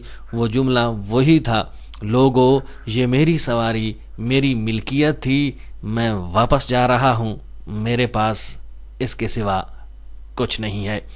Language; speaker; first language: Urdu; native; Urdu